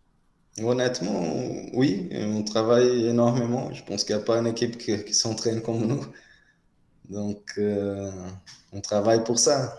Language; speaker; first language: French; non-native, fluent; Portuguese